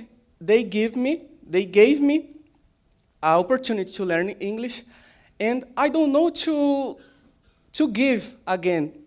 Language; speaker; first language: English; non-native, learner; Portuguese